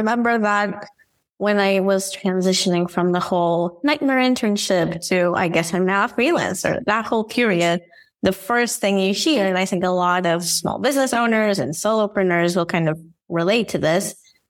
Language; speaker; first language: English; non-native, fluent; Portuguese